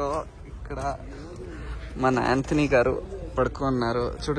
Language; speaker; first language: Telugu; non-native, learner; Kannada